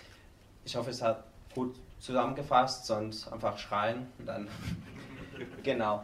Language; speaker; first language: German; non-native, learner; Spanish